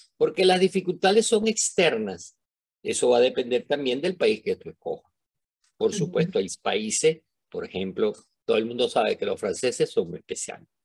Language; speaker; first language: Spanish; native; Spanish